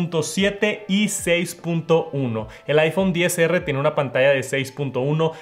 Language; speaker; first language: Spanish; native; Spanish